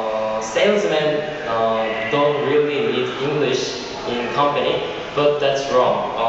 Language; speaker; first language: English; non-native, fluent; Korean